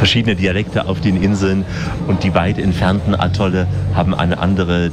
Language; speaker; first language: German; native; German